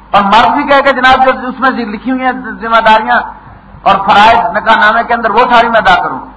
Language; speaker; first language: Urdu; non-native, local second language; Punjabi